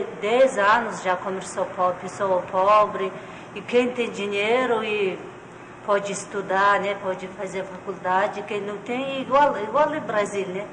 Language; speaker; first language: Portuguese; non-native, learner; Mongolian